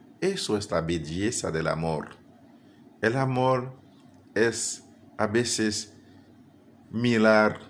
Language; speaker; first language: Spanish; non-native, fluent; Haitian Creole